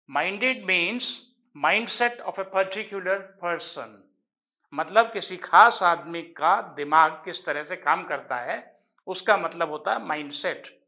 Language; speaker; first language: Hindi; native; Hindi